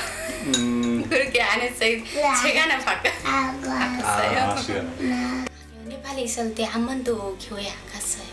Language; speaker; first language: Korean; non-native, learner; Nepali